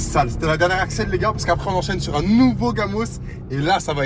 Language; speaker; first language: French; native; French